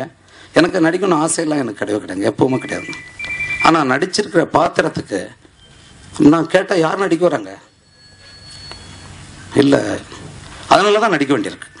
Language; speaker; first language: Tamil; native; Tamil